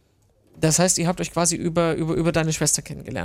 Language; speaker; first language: German; native; German